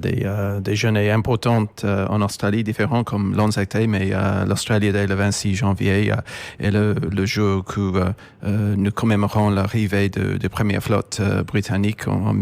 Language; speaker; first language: French; non-native, fluent; English